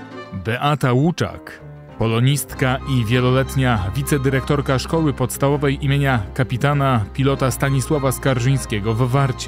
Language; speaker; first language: Polish; native; Polish